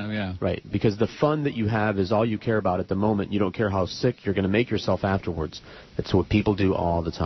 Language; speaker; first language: English; native; English